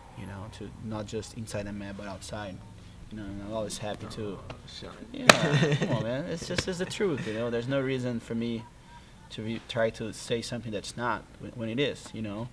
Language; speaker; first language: English; non-native, fluent; Portuguese